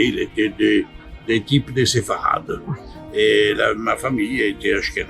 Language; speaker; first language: French; non-native, fluent; Italian